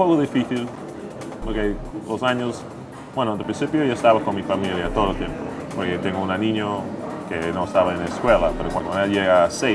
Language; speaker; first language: Spanish; non-native, fluent; English